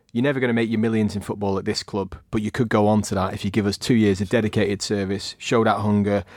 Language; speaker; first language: English; native; English